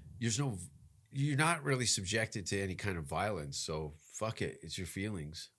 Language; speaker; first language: English; native; English